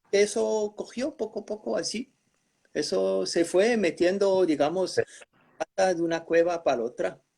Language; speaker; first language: Spanish; early bilingual, heritage; Spanish